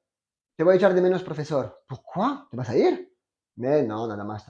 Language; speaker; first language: Spanish; non-native, fluent; French